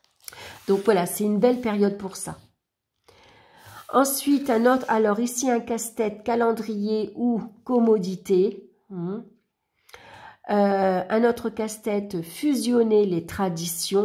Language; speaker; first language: French; native; French